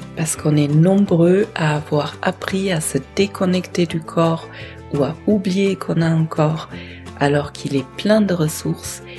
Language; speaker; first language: French; non-native, fluent; German